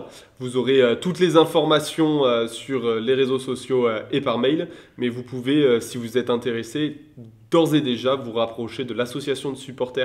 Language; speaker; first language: French; native; French